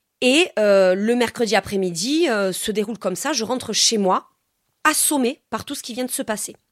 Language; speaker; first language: French; native; French